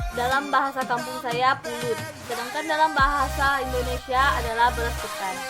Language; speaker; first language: Indonesian; non-native, local second language; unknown